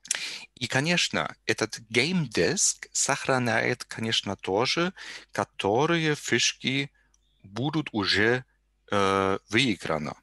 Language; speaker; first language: Russian; non-native, learner; German